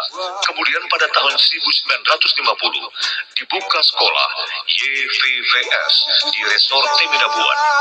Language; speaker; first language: Indonesian; native; Indonesian